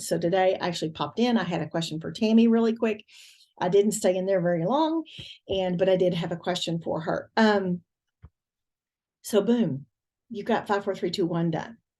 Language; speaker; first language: English; native; English